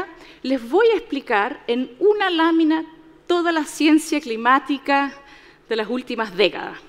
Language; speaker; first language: Spanish; native; Spanish